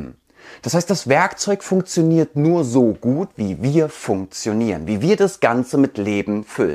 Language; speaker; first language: German; native; German